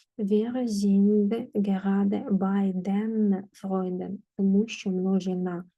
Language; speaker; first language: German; non-native, fluent; Ukrainian